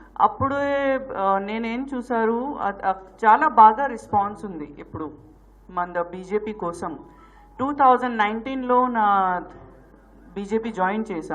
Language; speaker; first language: Telugu; non-native, learner; Gujarati